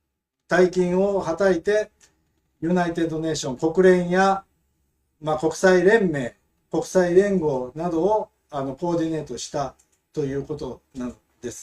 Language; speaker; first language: Japanese; non-native, fluent; Filipino